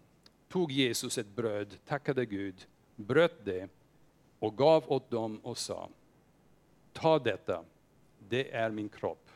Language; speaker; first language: Swedish; non-native, fluent; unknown